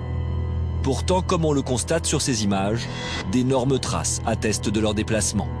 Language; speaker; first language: French; native; French